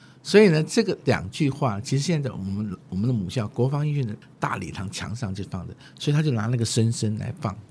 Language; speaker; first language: Chinese; native; Chinese